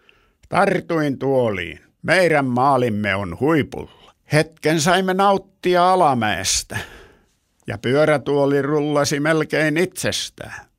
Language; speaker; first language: Finnish; native; Finnish